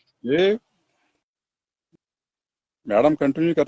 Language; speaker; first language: Hindi; non-native, local second language; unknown